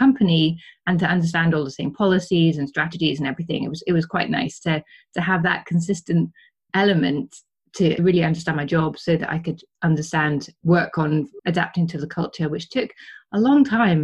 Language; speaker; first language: English; native; English